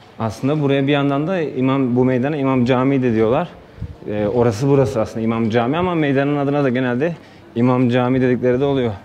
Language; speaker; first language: Turkish; native; Turkish